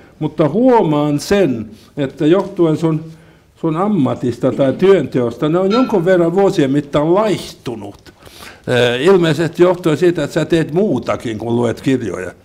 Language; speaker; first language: Finnish; non-native, local second language; Swedish